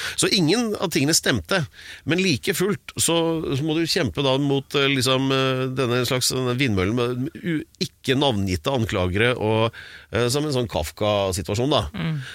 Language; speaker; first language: Norwegian; native; Norwegian